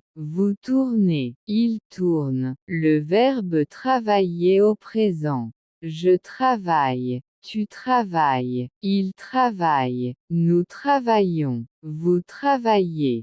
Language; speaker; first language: French; non-native, local second language; Arabic